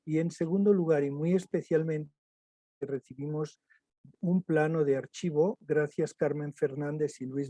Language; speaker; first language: Spanish; native; Spanish